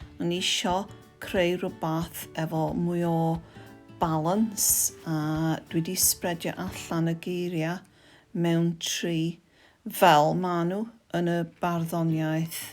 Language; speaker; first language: Welsh; non-native, learner; English